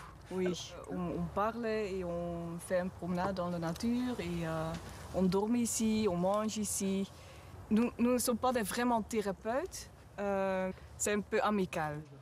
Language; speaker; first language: French; non-native, fluent; Dutch